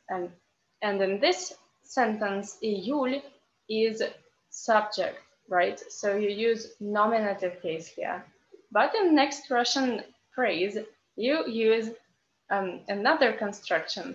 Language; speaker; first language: English; non-native, fluent; Russian